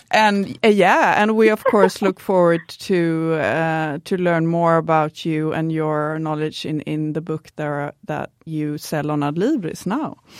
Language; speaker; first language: English; non-native, fluent; Swedish